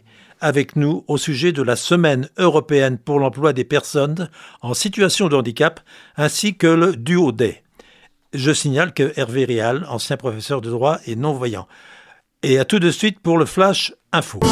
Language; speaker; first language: French; native; French